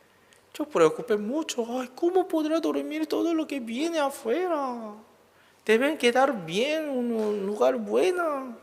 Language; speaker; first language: Spanish; non-native, learner; Korean